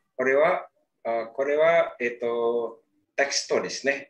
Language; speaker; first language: Japanese; non-native, learner; Indonesian